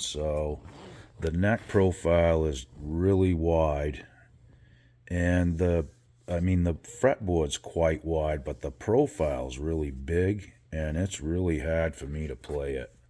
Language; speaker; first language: English; native; English